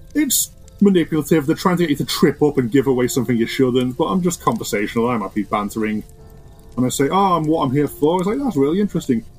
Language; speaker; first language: English; native; English